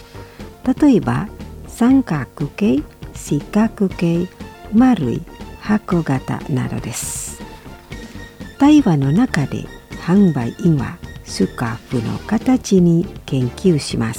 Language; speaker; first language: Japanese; non-native, fluent; Indonesian